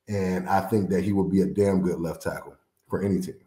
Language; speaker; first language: English; native; English